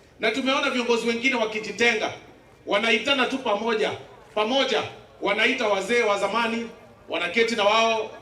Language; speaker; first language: Swahili; non-native, local second language; Gusii